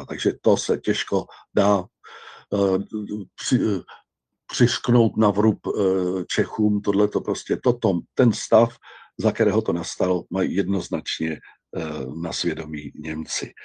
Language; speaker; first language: Czech; native; Czech